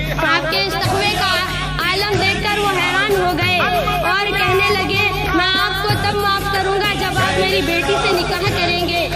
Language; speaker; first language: Urdu; native; Urdu